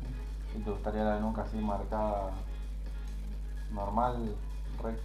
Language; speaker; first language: Spanish; native; Spanish